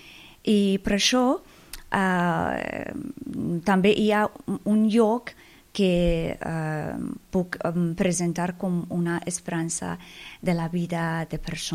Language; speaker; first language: Catalan; non-native, fluent; Persian